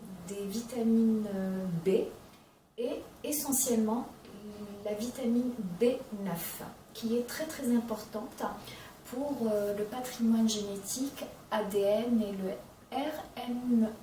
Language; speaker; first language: French; non-native, local second language; Arabic